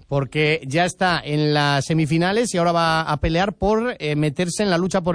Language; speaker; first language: Spanish; native; Spanish